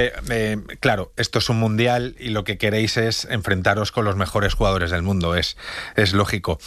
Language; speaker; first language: Spanish; native; Spanish